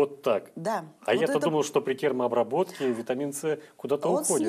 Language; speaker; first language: Russian; native; Russian